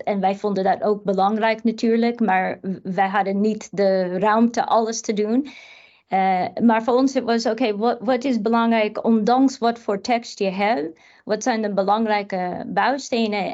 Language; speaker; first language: Dutch; non-native, fluent; English